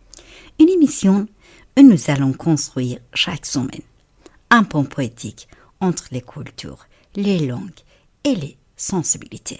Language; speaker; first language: French; non-native, fluent; Persian